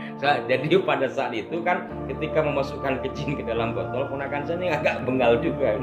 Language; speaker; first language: Indonesian; native; Indonesian